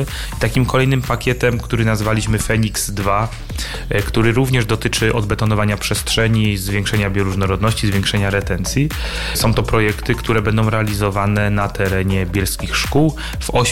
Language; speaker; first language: Polish; native; Polish